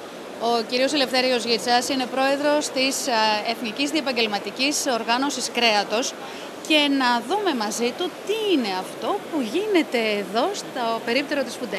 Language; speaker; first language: Greek; native; Greek